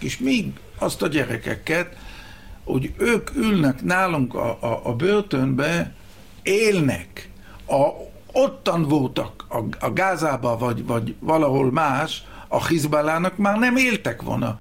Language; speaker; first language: Hungarian; early bilingual, heritage; Hebrew